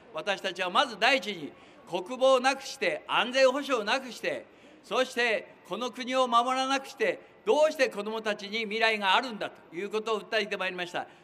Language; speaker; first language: Japanese; native; Japanese